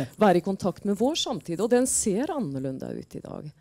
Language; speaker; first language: Swedish; non-native, fluent; Norwegian